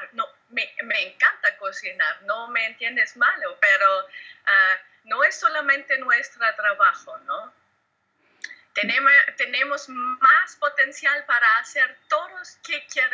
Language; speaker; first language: Spanish; non-native, learner; German